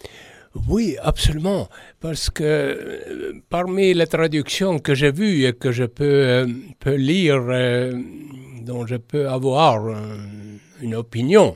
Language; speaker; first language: French; non-native, fluent; Estonian